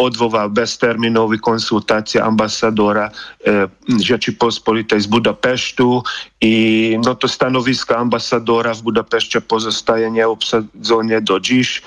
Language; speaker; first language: Polish; non-native, fluent; Hungarian